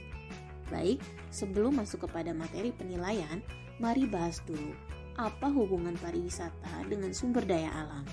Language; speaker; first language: Indonesian; native; Indonesian